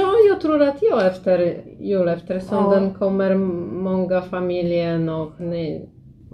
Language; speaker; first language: Swedish; non-native, learner; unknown